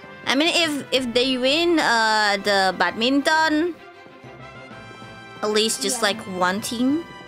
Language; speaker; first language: English; non-native, fluent; Indonesian